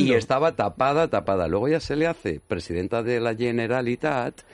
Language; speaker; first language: Spanish; native; Spanish